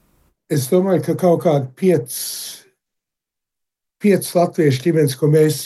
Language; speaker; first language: Latvian; early bilingual, heritage; Latvian